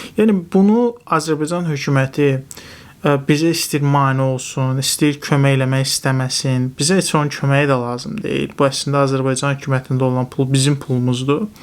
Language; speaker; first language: Azerbaijani; non-native, local second language; Talysh